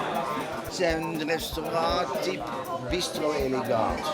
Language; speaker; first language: French; non-native, learner; Dutch